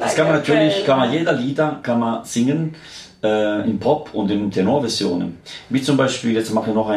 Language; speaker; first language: German; non-native, learner; Italian